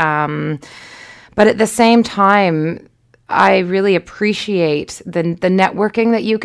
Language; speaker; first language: English; native; English